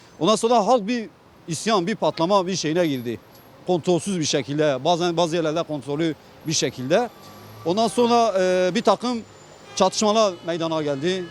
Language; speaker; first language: Turkish; non-native, local second language; Kurdish